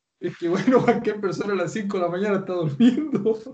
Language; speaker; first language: Spanish; native; Spanish